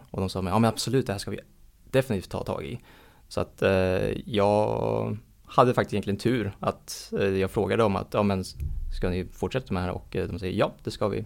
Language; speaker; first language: Swedish; early bilingual, heritage; Swedish